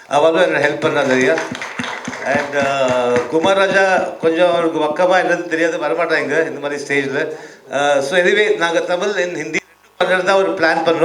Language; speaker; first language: Tamil; early bilingual, heritage; Tamil